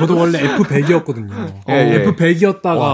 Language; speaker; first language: Korean; native; Korean